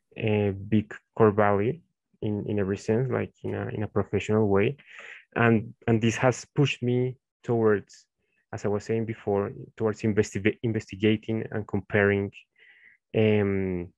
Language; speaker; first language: English; non-native, fluent; Spanish